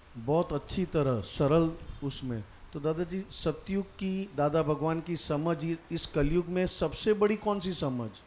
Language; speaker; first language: Hindi; non-native, local second language; Gujarati